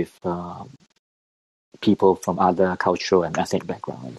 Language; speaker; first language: English; non-native, local second language; Cantonese